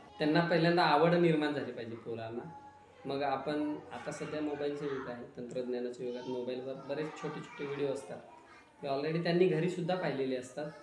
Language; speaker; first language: Marathi; non-native, local second language; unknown